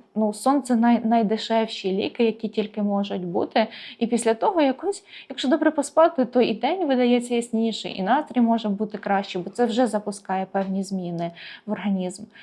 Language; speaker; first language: Ukrainian; native; Ukrainian